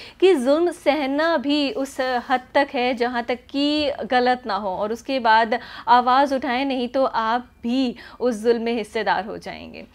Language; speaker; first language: Hindi; native; Hindi